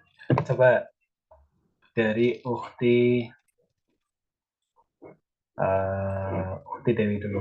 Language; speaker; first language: Indonesian; native; Indonesian